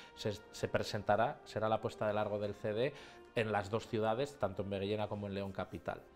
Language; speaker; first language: Spanish; native; Spanish